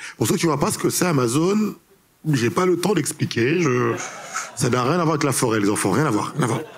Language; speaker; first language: French; early bilingual, other home language; Haitian Creole